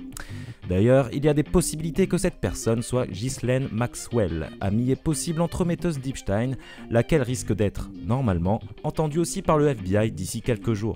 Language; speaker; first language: French; native; French